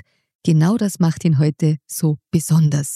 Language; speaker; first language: German; native; German